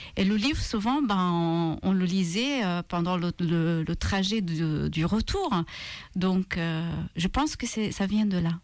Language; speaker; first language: French; non-native, fluent; Maltese